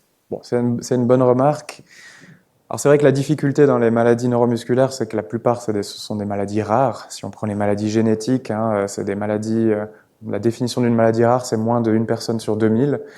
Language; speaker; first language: French; native; French